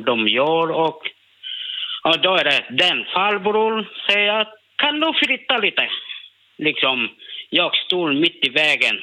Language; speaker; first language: Swedish; non-native, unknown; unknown